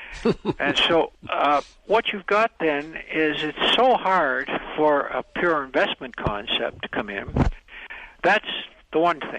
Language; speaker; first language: English; native; English